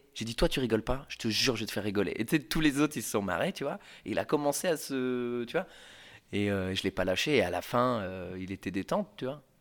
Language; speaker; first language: French; native; French